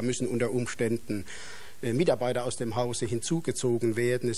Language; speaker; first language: German; native; German